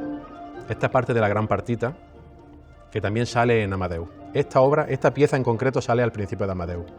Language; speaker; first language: Spanish; native; Spanish